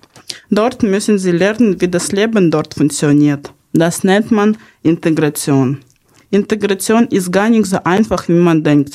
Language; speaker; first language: German; non-native, fluent; Ukrainian